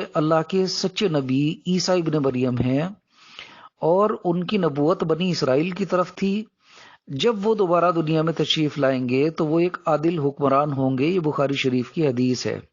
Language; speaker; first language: Urdu; native; Urdu